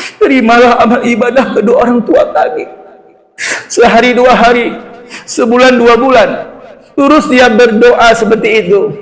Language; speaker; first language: Indonesian; non-native, local second language; Achinese